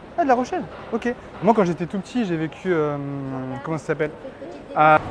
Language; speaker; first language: French; native; French